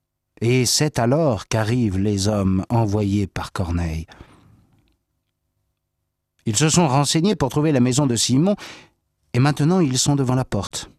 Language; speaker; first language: French; native; French